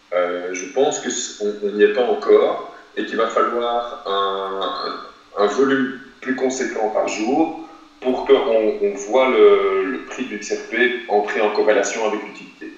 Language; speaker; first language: French; native; French